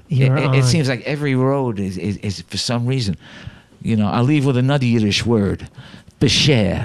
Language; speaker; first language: English; native; English